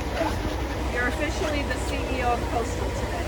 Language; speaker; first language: English; native; English